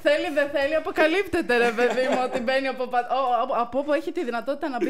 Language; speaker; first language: Greek; native; Greek